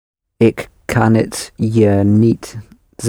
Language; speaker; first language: Dutch; non-native, learner; English